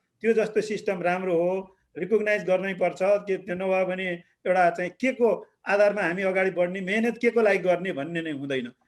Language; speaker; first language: Nepali; native; Nepali